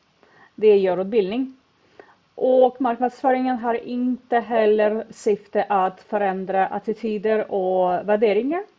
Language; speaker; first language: Swedish; non-native, fluent; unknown